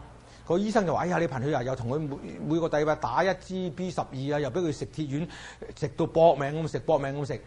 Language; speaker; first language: Chinese; native; Chinese